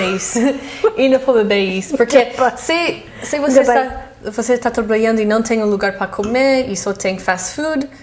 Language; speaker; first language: Portuguese; early bilingual, heritage; Portuguese